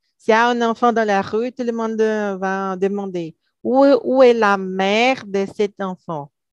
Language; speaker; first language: French; non-native, learner; Portuguese